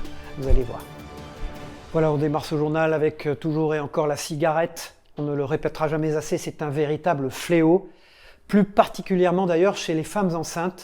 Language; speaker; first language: French; native; French